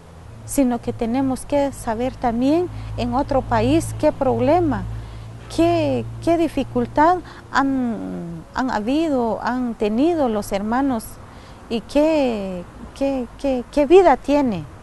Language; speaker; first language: Spanish; non-native, learner; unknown